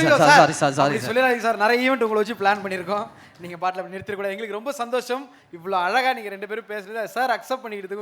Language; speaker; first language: Tamil; native; Tamil